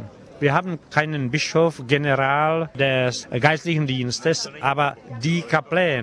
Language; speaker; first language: German; non-native, fluent; Czech